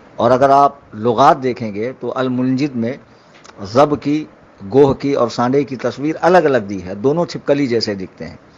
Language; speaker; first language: Urdu; native; Urdu